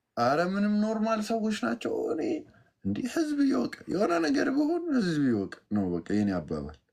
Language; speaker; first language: Amharic; native; Amharic